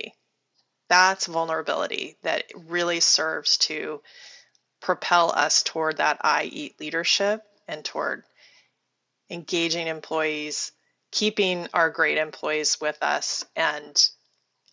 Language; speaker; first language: English; native; English